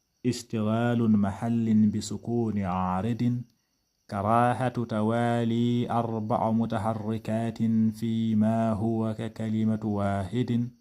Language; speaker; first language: Arabic; non-native, fluent; Wolof